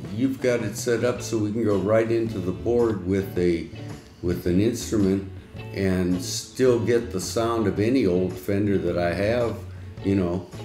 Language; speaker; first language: English; native; English